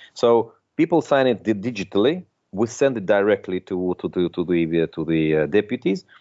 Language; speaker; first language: English; non-native, fluent; Russian